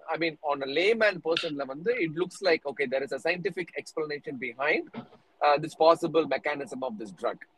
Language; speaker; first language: English; non-native, local second language; Tamil